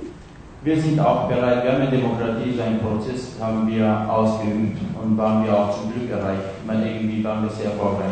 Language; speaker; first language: German; non-native, fluent; Kurdish